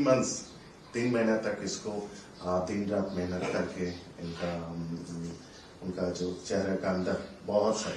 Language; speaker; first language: Hindi; non-native, local second language; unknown